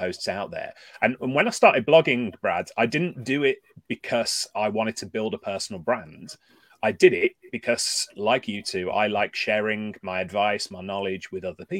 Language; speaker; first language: English; native; English